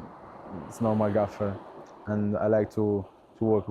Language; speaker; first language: English; non-native, learner; Italian